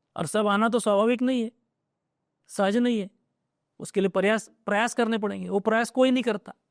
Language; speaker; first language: Hindi; non-native, local second language; Marathi